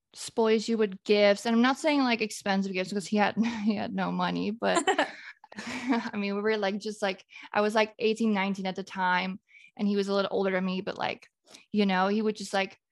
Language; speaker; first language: English; non-native, fluent; Dutch